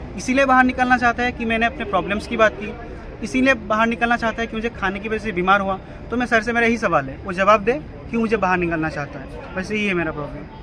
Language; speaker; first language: Hindi; non-native, local second language; Assamese